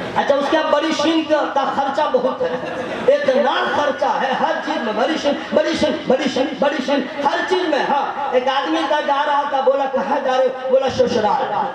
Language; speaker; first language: Urdu; native; Urdu